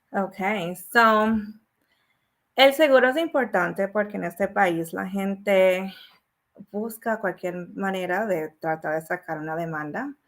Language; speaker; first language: Spanish; early bilingual, heritage; Spanish